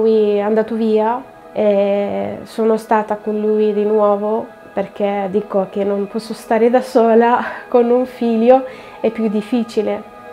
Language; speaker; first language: Italian; non-native, fluent; Arabic